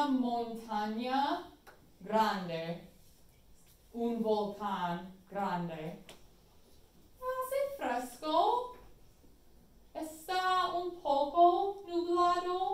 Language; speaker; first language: Spanish; non-native, fluent; English